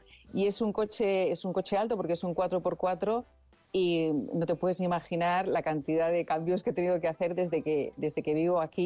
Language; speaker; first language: Spanish; native; Spanish